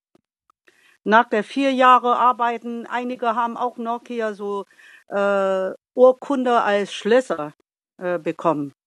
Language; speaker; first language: German; non-native, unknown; Vietnamese